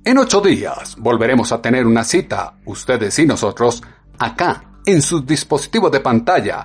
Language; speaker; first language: Spanish; native; Spanish